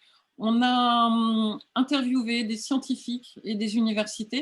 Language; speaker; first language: French; native; French